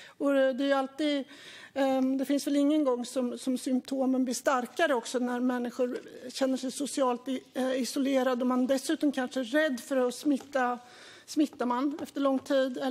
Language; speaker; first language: Swedish; native; Swedish